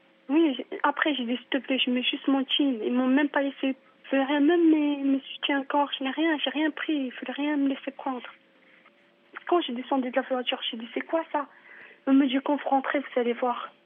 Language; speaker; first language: French; non-native, fluent; Arabic